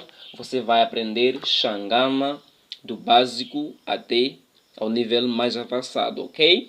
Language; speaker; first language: Portuguese; non-native, local second language; Tsonga